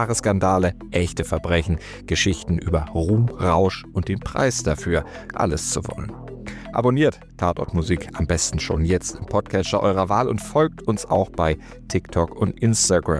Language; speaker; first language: German; native; German